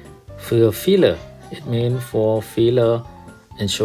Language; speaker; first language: German; non-native, fluent; Thai